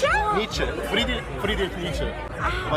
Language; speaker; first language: German; non-native, fluent; Portuguese